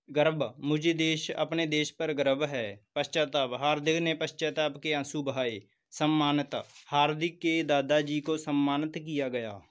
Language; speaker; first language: Hindi; non-native, local second language; Punjabi